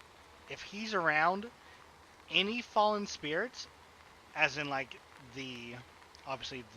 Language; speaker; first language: English; native; English